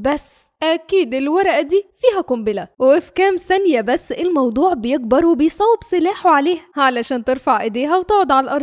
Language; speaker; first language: Arabic; native; Arabic